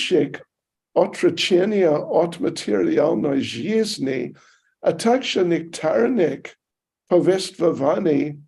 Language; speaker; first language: Russian; non-native, learner; English